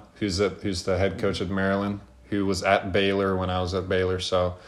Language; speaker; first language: English; non-native, fluent; Norwegian